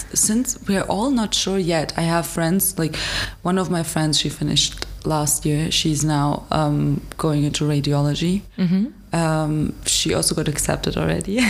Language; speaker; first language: English; non-native, fluent; German